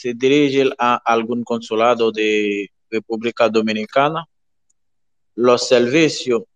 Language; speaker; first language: Spanish; non-native, learner; Haitian Creole